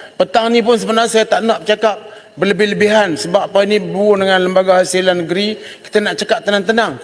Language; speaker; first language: Malay; native; Malay